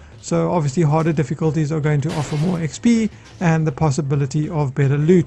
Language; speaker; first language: English; native; English